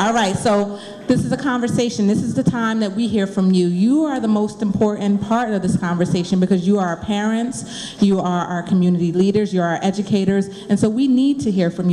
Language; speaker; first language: English; native; English